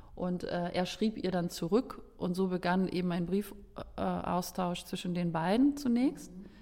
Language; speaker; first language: German; early bilingual, other home language; Lithuanian